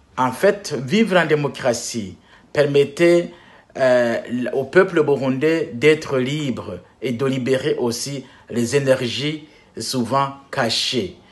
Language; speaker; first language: French; non-native, local second language; Rundi